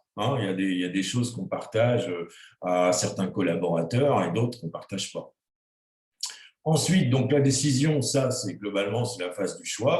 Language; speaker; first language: French; native; French